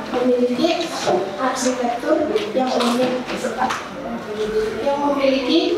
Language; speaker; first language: Indonesian; native; Indonesian